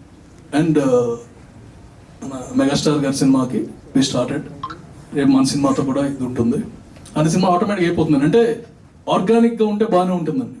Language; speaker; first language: Telugu; native; Telugu